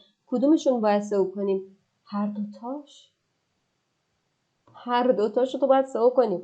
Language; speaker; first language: Persian; native; Persian